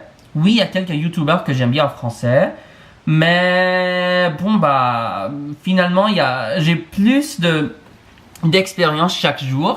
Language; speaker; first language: French; non-native, fluent; English